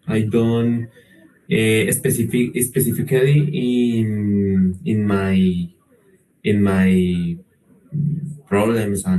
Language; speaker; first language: English; non-native, learner; Spanish